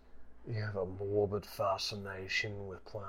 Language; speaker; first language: English; native; English